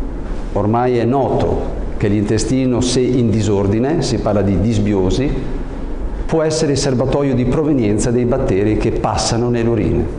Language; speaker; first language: Italian; native; Italian